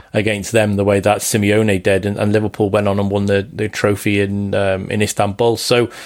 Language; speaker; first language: English; native; English